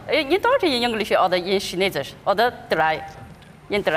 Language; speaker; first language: German; non-native, fluent; Chinese